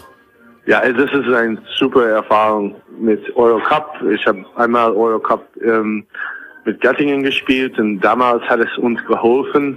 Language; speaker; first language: German; non-native, fluent; English